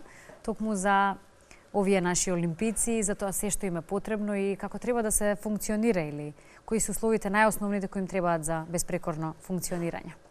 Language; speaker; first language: Macedonian; native; Macedonian